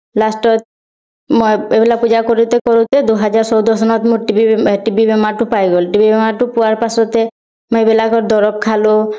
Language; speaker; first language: Assamese; non-native, local second language; Bodo